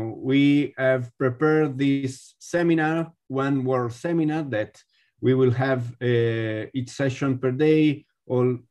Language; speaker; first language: English; non-native, fluent; Spanish